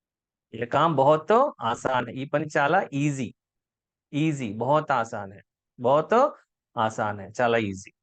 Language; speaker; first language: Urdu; non-native, local second language; Telugu